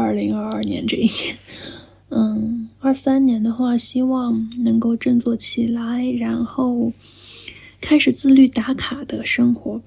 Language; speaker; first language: Chinese; native; Chinese